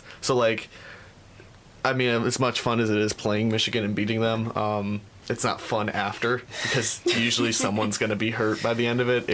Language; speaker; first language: English; native; English